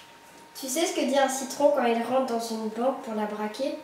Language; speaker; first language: French; native; French